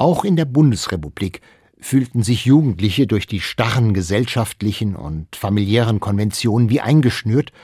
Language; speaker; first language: German; native; German